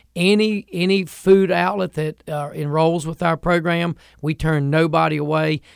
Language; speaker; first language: English; native; English